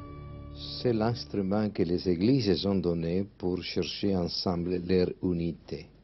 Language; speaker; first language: French; non-native, fluent; Spanish